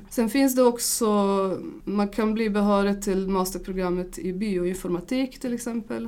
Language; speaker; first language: Swedish; early bilingual, other home language; Bosnian